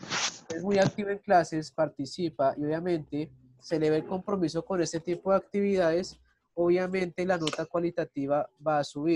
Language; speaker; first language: Spanish; native; Spanish